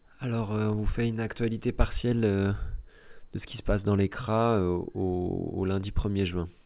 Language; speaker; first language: French; native; French